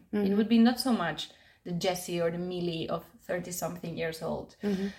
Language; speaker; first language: English; non-native, fluent; Spanish